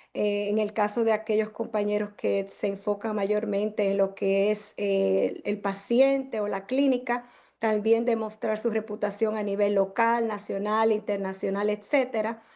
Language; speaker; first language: Spanish; native; Spanish